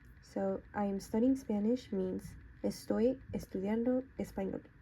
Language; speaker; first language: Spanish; non-native, fluent; English